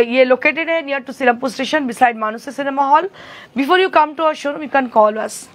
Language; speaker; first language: Hindi; non-native, local second language; Bangla